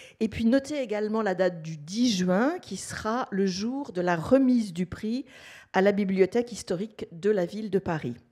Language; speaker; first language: French; native; French